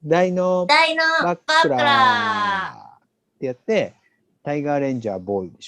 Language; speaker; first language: Japanese; native; Japanese